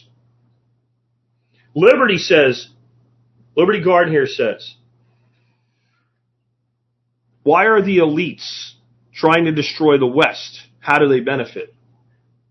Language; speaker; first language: English; native; English